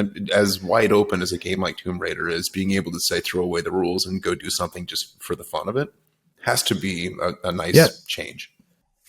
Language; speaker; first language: English; native; English